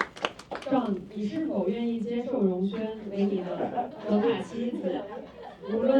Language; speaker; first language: Chinese; native; Chinese